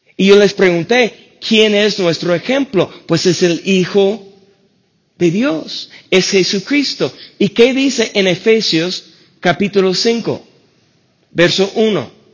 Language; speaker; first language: Spanish; non-native, fluent; English